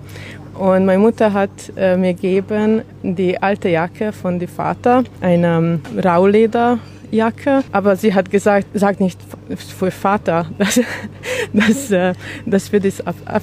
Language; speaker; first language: German; non-native, learner; Hungarian